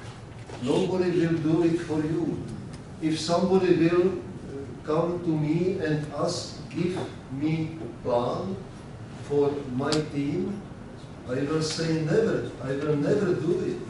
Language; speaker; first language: English; non-native, learner; Czech